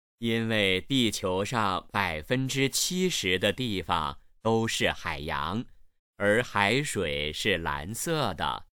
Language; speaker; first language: Chinese; native; Chinese